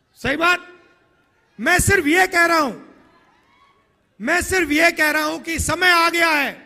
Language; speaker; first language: Hindi; native; Hindi